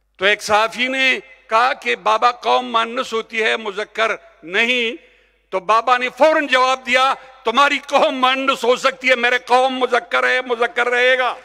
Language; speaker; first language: Urdu; non-native, local second language; Pashto